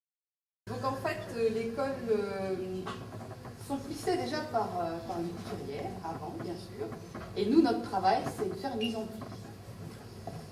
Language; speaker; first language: French; native; French